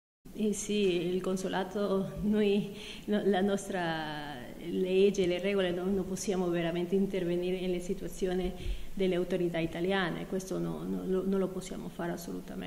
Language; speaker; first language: Italian; non-native, fluent; Spanish